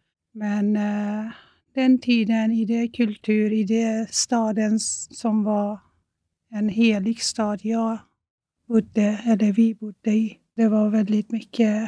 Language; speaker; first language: Swedish; non-native, fluent; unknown